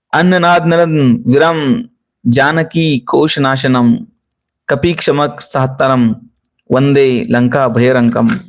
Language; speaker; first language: Hindi; non-native, local second language; Marathi